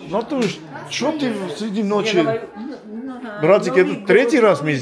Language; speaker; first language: Russian; non-native, fluent; Armenian